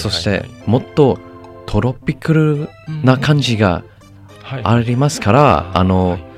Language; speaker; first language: Japanese; non-native, learner; English